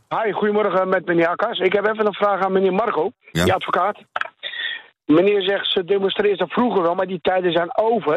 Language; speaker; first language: Dutch; non-native, learner; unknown